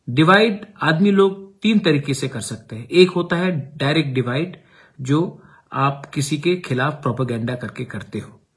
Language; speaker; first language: Hindi; non-native, local second language; Kok Borok